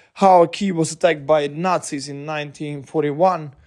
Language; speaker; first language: English; non-native, fluent; Ukrainian